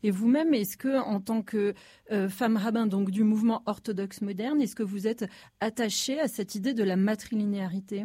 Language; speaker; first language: French; native; French